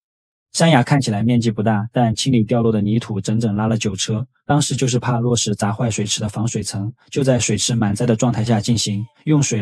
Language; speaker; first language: Chinese; native; Chinese